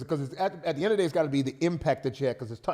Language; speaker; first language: English; native; English